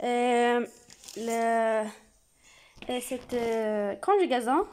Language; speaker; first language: French; non-native, learner; Arabic